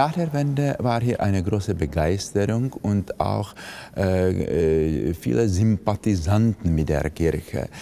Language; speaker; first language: German; non-native, fluent; Czech